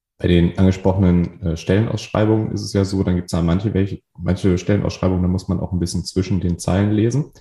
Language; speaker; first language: German; native; German